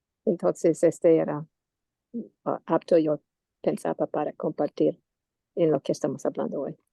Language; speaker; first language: Spanish; non-native, learner; English